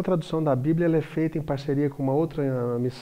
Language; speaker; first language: Portuguese; native; Portuguese